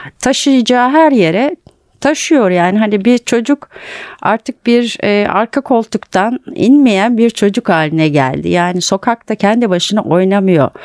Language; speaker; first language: Turkish; native; Turkish